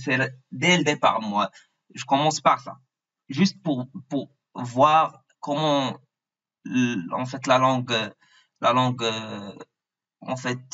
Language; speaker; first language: French; non-native, local second language; Arabic